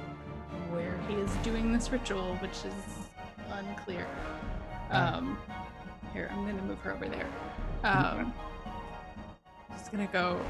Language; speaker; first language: English; native; English